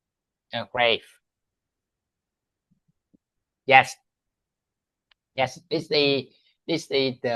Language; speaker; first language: English; non-native, learner; Vietnamese